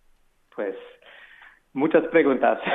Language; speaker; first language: Spanish; non-native, fluent; English